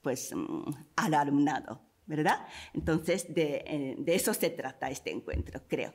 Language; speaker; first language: Spanish; non-native, fluent; Japanese